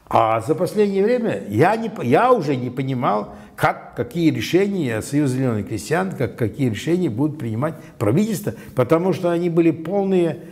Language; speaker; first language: Russian; non-native, local second language; Latvian